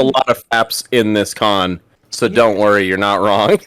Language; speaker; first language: English; native; English